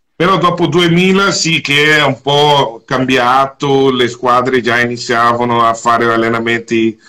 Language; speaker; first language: Italian; non-native, fluent; Portuguese